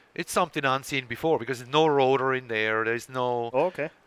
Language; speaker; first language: English; non-native, fluent; Swiss German